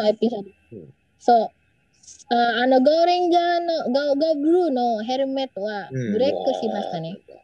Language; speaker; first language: Japanese; non-native, learner; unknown